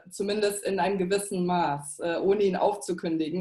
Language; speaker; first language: German; native; German